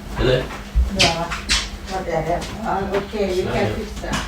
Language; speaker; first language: Swedish; non-native, learner; Thai